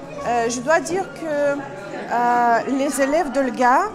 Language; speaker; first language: French; non-native, fluent; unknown